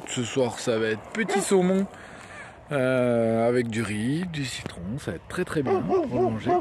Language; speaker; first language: French; native; French